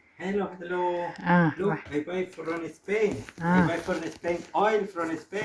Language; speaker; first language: English; non-native, learner; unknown